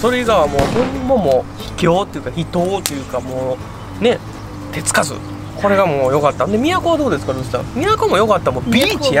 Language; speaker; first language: Japanese; native; Japanese